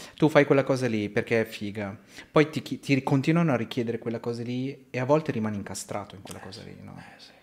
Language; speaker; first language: Italian; native; Italian